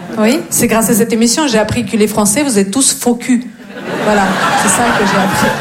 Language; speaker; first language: French; non-native, fluent; Russian